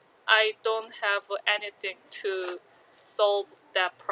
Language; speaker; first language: English; non-native, learner; Korean